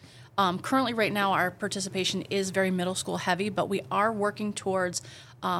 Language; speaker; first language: English; native; English